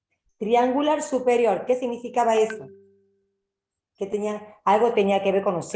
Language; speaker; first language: Spanish; native; Spanish